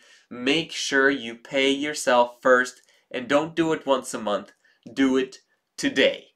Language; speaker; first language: English; native; English